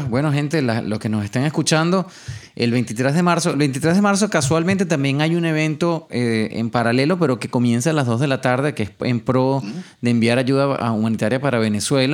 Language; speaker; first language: Spanish; native; Spanish